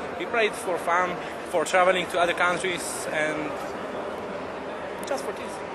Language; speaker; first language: English; non-native, learner; Bulgarian